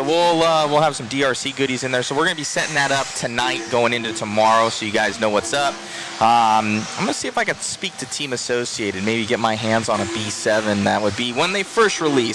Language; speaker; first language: English; native; English